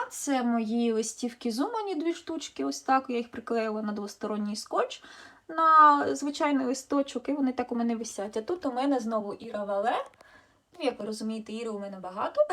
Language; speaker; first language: Ukrainian; native; Ukrainian